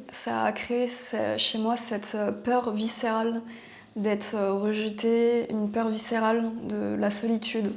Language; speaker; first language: French; native; French